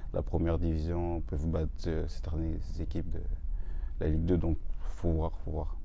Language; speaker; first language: French; native; French